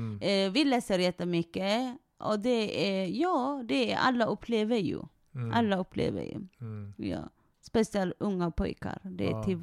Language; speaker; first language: Swedish; non-native, fluent; Tigrinya